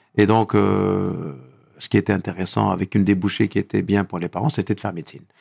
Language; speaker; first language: French; non-native, local second language; Arabic